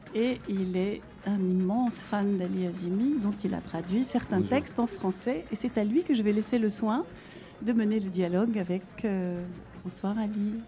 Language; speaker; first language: French; non-native, fluent; Arabic